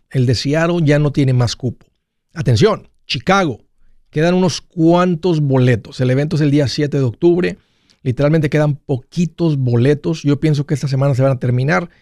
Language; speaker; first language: Spanish; native; Spanish